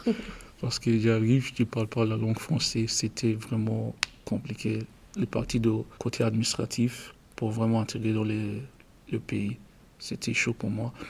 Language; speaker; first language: French; non-native, learner; English